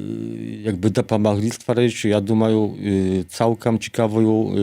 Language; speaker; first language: Polish; non-native, local second language; Belarusian